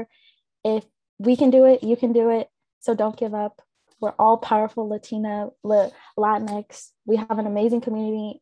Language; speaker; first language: English; native; English